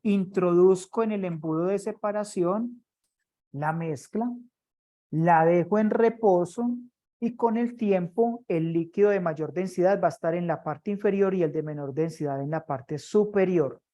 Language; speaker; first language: Spanish; native; Spanish